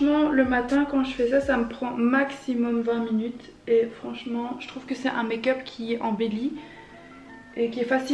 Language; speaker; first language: French; native; French